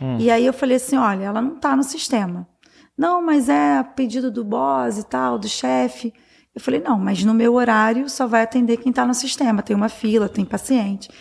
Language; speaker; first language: Portuguese; native; Portuguese